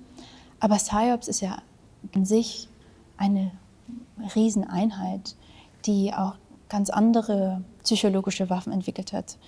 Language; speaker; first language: German; early bilingual, other home language; Vietnamese